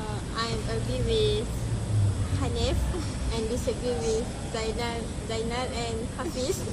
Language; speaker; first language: English; non-native, learner; Malay